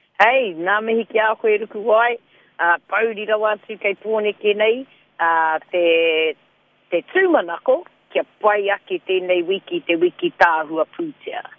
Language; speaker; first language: Māori; non-native, local second language; English